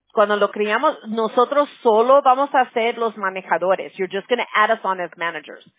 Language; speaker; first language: Spanish; early bilingual, heritage; Spanish